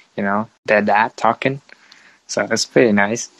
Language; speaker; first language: English; non-native, fluent; Vietnamese